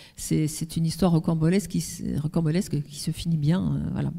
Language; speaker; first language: French; native; French